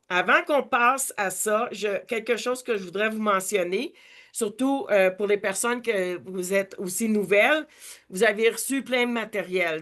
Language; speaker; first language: French; native; French